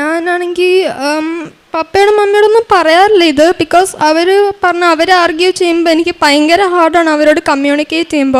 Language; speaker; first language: Malayalam; early bilingual, heritage; Malayalam